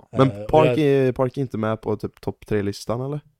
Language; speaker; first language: Swedish; native; Swedish